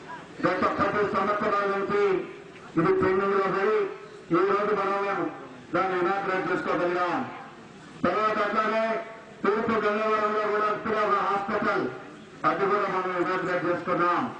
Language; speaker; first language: Telugu; native; Telugu